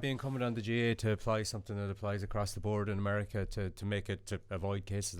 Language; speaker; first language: English; native; English